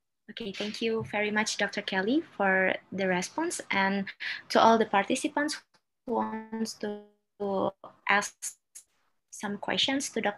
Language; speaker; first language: English; non-native, fluent; Indonesian